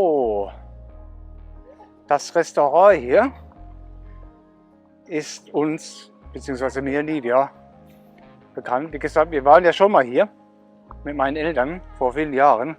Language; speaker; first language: German; native; German